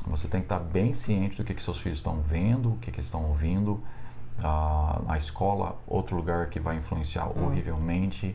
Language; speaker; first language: Portuguese; non-native, fluent; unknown